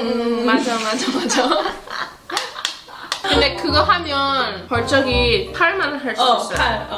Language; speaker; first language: Korean; early bilingual, heritage; English